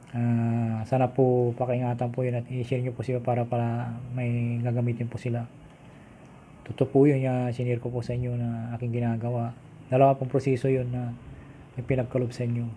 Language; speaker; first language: Filipino; non-native, local second language; Pangasinan